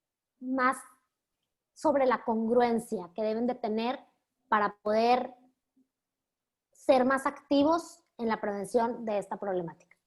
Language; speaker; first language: Spanish; native; Spanish